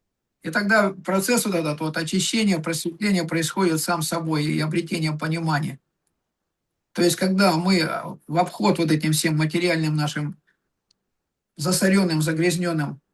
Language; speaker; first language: Russian; native; Russian